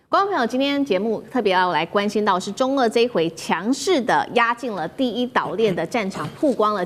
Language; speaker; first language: Chinese; native; Chinese